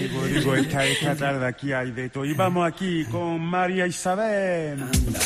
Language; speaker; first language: Spanish; native; Spanish